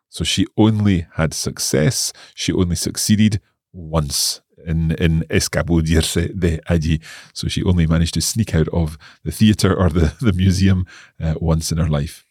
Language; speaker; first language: English; native; English